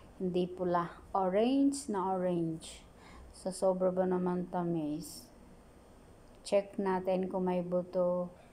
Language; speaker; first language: Filipino; native; Filipino